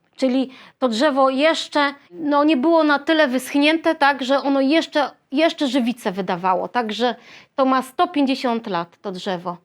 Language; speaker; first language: Polish; native; Polish